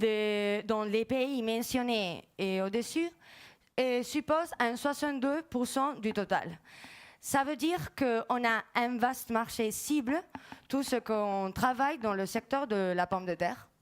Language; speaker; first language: French; non-native, fluent; Spanish